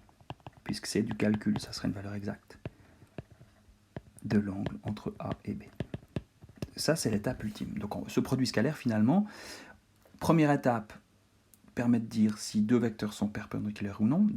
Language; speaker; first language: French; native; French